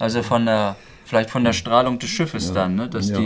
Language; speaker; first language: German; native; German